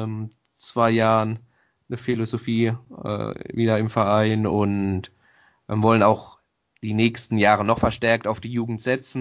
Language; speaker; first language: German; native; German